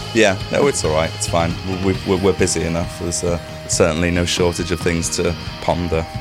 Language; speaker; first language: English; native; English